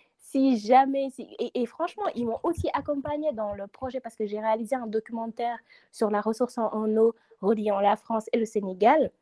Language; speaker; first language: French; non-native, local second language; Wolof